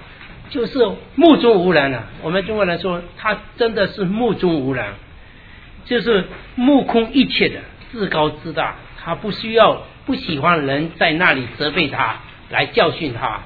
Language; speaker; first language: Chinese; native; Chinese